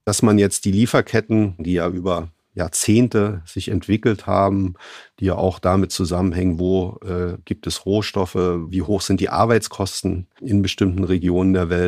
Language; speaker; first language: German; native; German